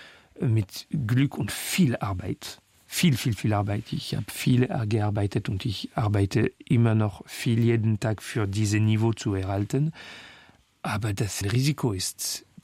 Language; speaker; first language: German; non-native, fluent; French